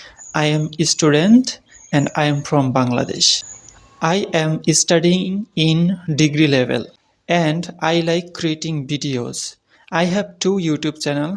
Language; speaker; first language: English; non-native, learner; Bangla